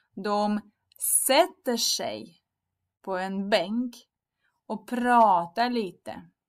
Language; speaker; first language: Swedish; non-native, fluent; Russian